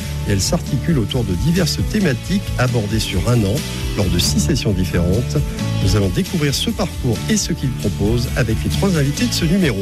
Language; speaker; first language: French; native; French